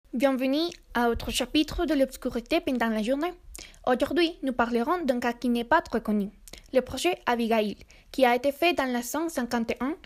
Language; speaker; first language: French; non-native, learner; Spanish